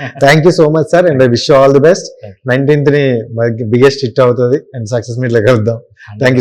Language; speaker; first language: Telugu; native; Telugu